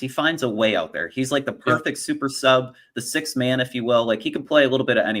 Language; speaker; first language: English; native; English